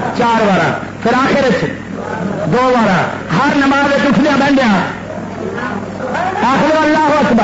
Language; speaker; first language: Urdu; native; Urdu